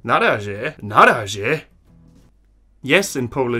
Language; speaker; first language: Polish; non-native, learner; German